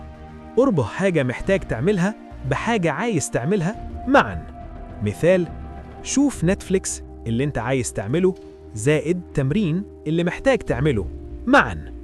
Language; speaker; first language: Arabic; native; Arabic